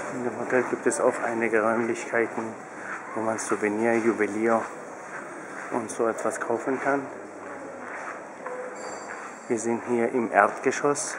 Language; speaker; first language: German; early bilingual, other home language; Turkish